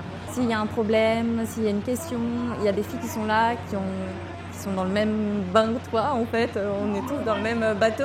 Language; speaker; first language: French; native; French